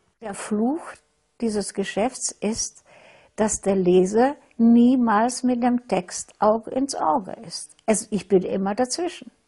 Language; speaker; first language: German; non-native, fluent; Russian